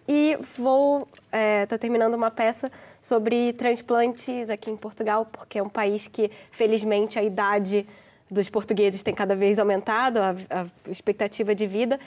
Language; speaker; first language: Portuguese; native; Portuguese